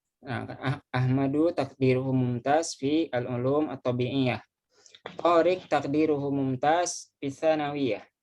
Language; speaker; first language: Arabic; non-native, fluent; Indonesian